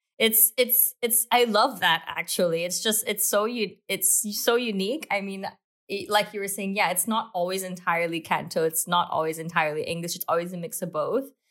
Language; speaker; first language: English; native; English